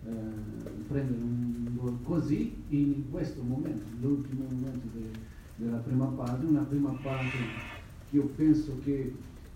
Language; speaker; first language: Italian; non-native, fluent; Portuguese